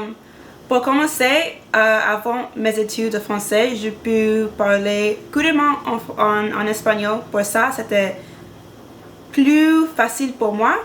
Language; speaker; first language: French; non-native, learner; English